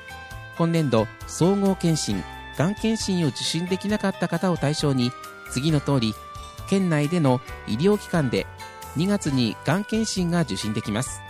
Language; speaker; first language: Japanese; native; Japanese